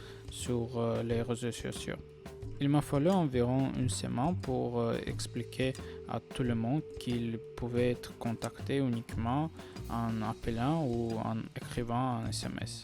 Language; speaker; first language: French; non-native, learner; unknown